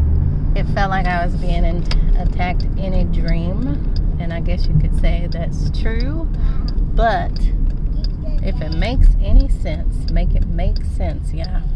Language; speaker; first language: English; native; English